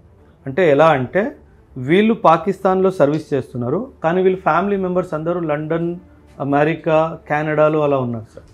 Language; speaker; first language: Telugu; non-native, local second language; Punjabi